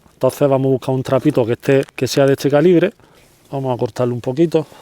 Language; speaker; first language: Spanish; native; Spanish